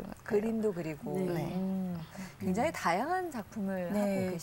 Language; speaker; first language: Korean; native; Korean